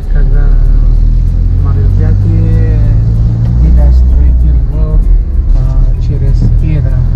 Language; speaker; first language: Russian; non-native, learner; Spanish